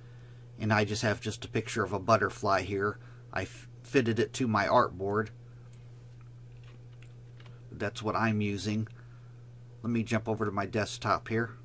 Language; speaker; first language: English; native; English